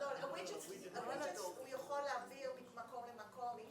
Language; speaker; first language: Hebrew; native; Hebrew